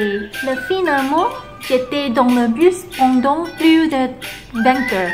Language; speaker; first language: French; non-native, learner; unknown